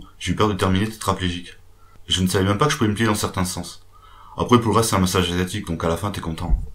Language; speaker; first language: French; native; French